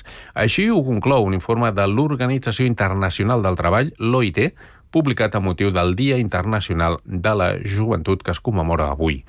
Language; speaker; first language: Catalan; native; Catalan